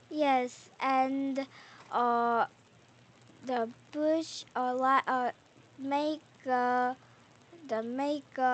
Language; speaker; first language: English; non-native, learner; Korean